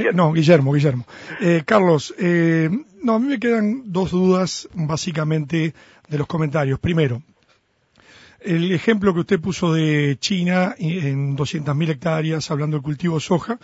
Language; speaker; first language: Spanish; native; Spanish